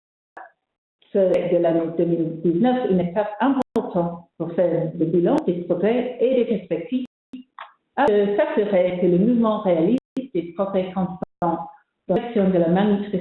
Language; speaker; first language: French; non-native, fluent; English